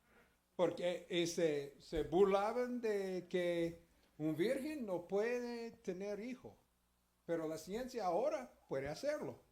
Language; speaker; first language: Spanish; early bilingual, heritage; Spanish